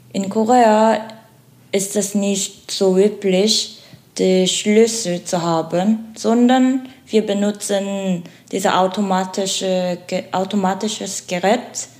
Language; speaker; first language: German; non-native, fluent; Korean